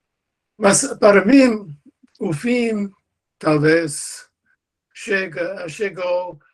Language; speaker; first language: Portuguese; non-native, learner; English